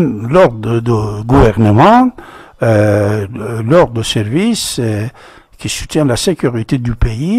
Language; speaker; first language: French; non-native, fluent; Persian